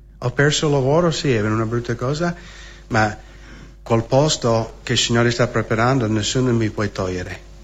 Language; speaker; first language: Italian; non-native, fluent; English